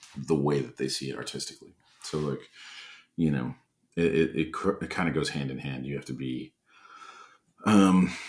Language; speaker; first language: English; native; English